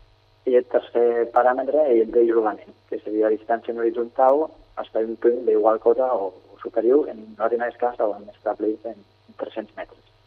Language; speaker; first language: Catalan; native; Catalan